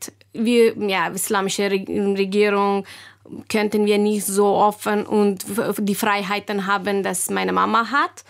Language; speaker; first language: German; non-native, learner; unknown